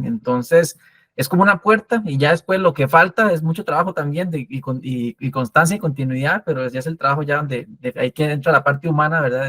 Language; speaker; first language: Spanish; native; Spanish